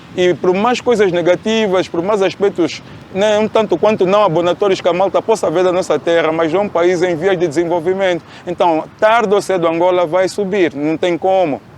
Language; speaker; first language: Portuguese; native; Portuguese